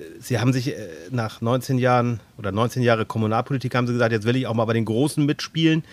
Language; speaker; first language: German; native; German